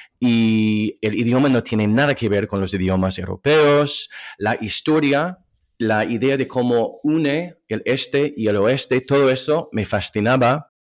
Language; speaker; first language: Spanish; non-native, fluent; English